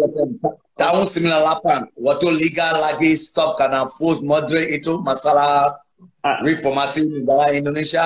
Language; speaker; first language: Indonesian; non-native, fluent; English